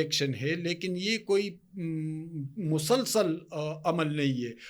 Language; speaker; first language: Urdu; native; Urdu